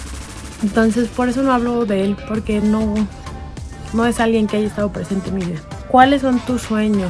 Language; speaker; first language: Spanish; native; Spanish